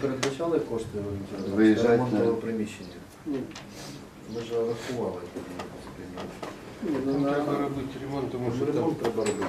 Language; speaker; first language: Ukrainian; native; Ukrainian